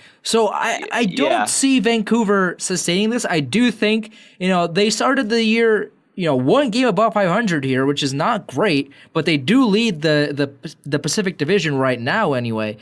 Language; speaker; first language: English; native; English